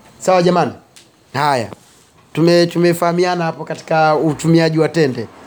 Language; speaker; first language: Swahili; native; Swahili